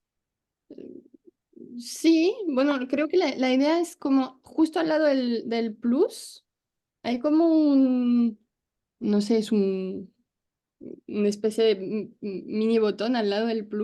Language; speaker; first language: Spanish; non-native, fluent; French